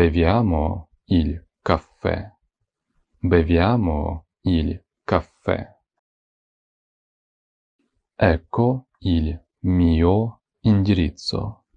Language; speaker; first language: Italian; non-native, fluent; Ukrainian